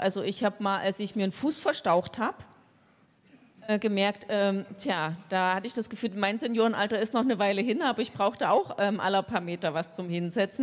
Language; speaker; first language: German; native; German